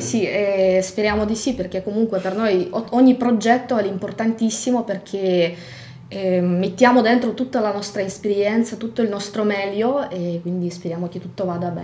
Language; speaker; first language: Italian; non-native, fluent; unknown